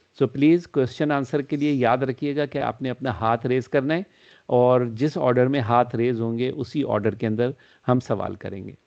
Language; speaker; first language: Urdu; native; Urdu